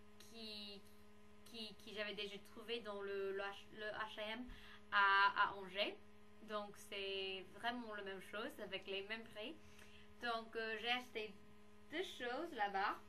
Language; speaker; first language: French; non-native, fluent; English